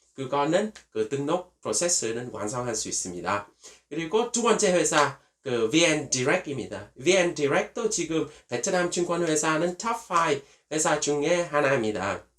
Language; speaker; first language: Korean; non-native, fluent; Vietnamese